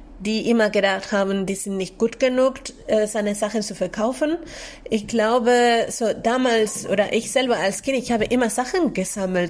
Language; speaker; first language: German; non-native, fluent; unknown